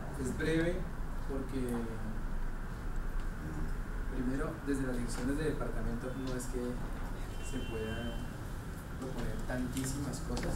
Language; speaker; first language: Spanish; native; Spanish